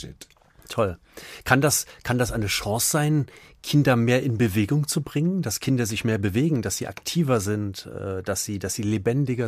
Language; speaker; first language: German; native; German